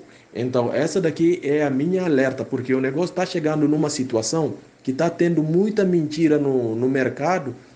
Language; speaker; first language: Portuguese; non-native, fluent; Haitian Creole